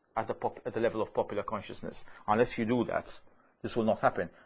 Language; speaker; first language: English; non-native, fluent; Maltese